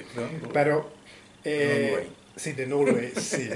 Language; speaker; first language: Spanish; non-native, fluent; Swedish